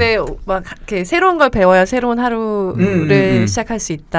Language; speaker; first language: Korean; native; Korean